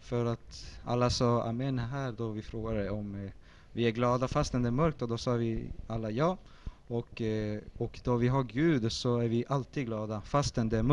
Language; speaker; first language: Swedish; early bilingual, other home language; Spanish